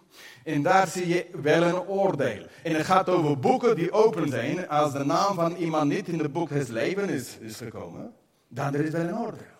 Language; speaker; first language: Dutch; non-native, fluent; English